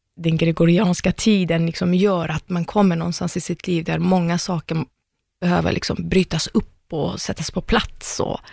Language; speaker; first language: Swedish; early bilingual, other home language; Persian